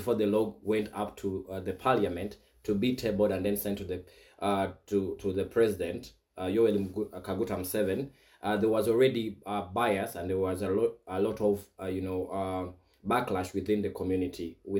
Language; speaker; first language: English; non-native, local second language; Ganda